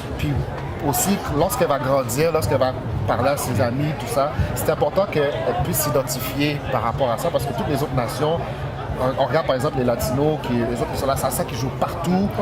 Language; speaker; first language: French; early bilingual, other home language; Haitian Creole